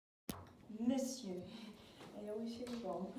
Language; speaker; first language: French; non-native, learner; Dutch